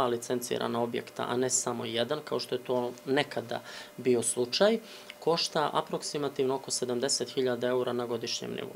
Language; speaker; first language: Serbian; native; Serbian